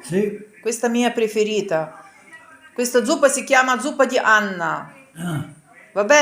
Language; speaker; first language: Italian; non-native, learner; Ukrainian